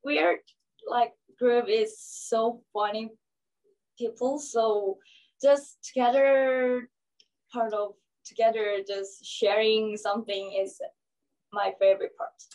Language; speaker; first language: English; non-native, learner; Korean